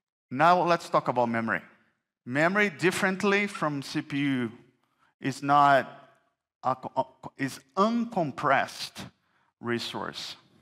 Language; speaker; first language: English; non-native, fluent; Portuguese